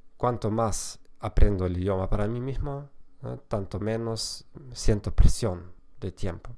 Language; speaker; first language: Spanish; non-native, fluent; German